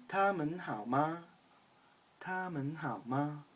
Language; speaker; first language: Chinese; early bilingual, heritage; Chinese